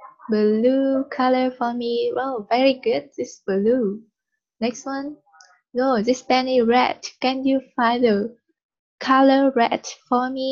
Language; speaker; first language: English; non-native, learner; Vietnamese